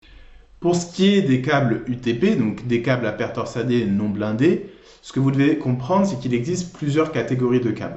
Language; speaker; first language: French; native; French